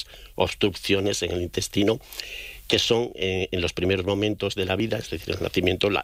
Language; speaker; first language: Spanish; native; Spanish